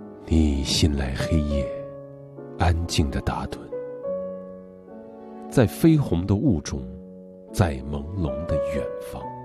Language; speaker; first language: Chinese; native; Chinese